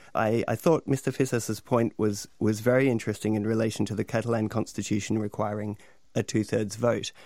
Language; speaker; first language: English; native; English